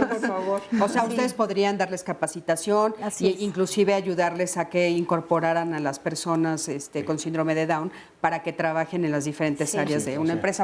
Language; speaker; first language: Spanish; native; Spanish